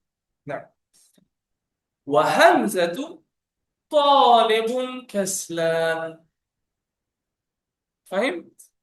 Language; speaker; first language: Arabic; non-native, fluent; Bangla